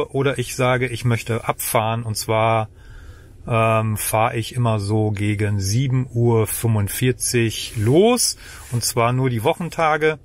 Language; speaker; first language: German; native; German